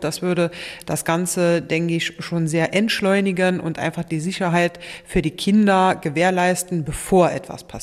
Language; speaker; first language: German; native; German